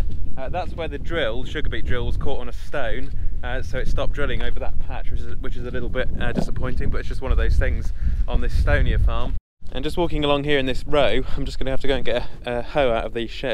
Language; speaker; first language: English; native; English